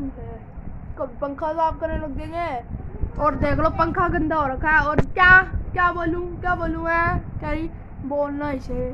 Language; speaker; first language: Hindi; native; Hindi